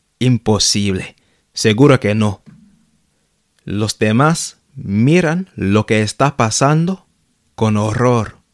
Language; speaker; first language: Spanish; non-native, fluent; English